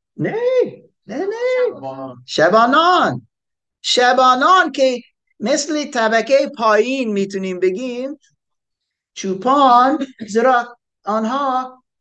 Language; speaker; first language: Persian; non-native, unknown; English